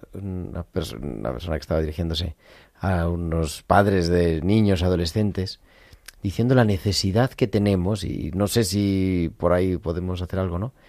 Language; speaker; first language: Spanish; native; Spanish